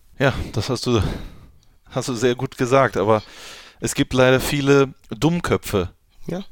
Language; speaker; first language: German; native; German